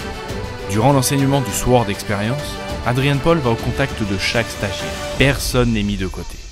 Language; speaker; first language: French; native; French